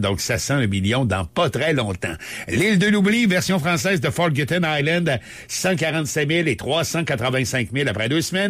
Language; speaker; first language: French; native; French